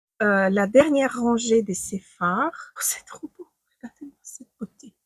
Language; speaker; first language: French; non-native, fluent; Ukrainian